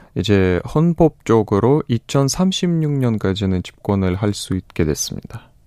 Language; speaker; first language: Korean; non-native, fluent; Russian